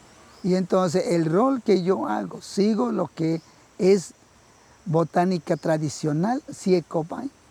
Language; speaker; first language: Spanish; non-native, local second language; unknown